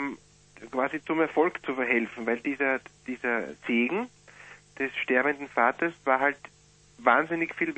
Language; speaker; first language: German; native; German